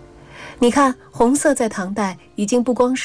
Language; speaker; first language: Chinese; native; Chinese